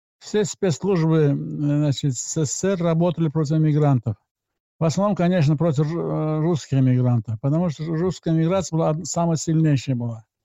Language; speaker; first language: Russian; non-native, local second language; Azerbaijani